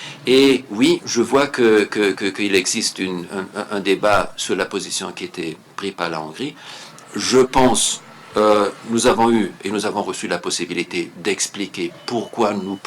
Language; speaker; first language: French; non-native, fluent; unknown